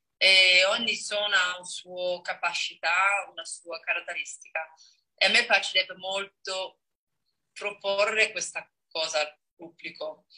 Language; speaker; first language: Italian; non-native, fluent; Danish